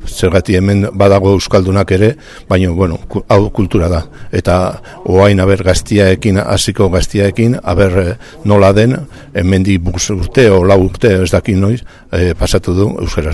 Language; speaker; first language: Basque; non-native, learner; Spanish